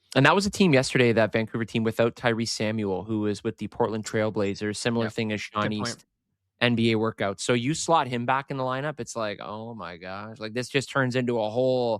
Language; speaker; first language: English; native; English